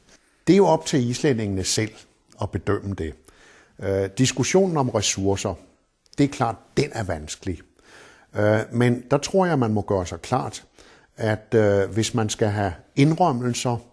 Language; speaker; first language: Danish; native; Danish